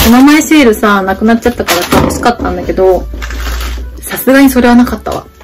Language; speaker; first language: Japanese; native; Japanese